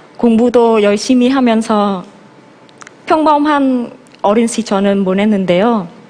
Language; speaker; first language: Korean; non-native, fluent; Vietnamese